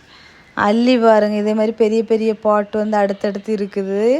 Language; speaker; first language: Tamil; native; Tamil